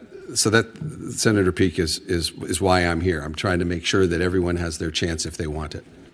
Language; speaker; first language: English; native; English